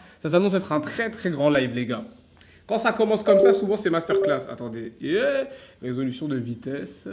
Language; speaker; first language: French; native; French